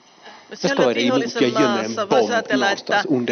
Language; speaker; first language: Swedish; non-native, fluent; Finnish